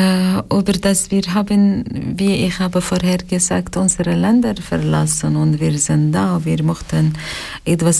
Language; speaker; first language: German; non-native, learner; Arabic